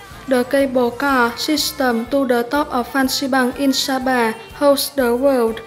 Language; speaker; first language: English; non-native, fluent; Vietnamese